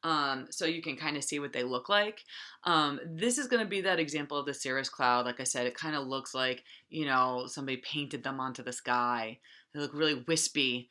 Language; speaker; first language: English; native; English